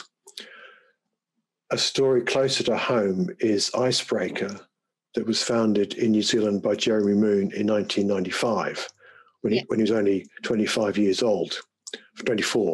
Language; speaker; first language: English; native; English